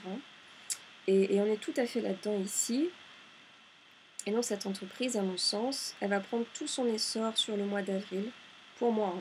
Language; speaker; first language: French; native; French